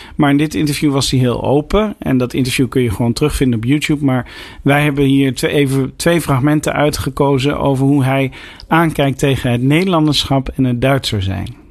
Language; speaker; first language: Dutch; native; Dutch